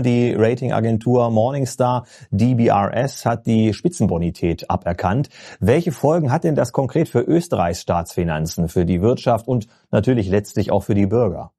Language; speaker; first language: German; native; German